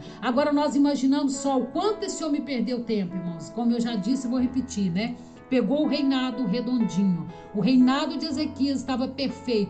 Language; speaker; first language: Portuguese; native; Portuguese